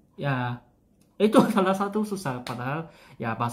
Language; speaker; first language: Indonesian; non-native, fluent; Korean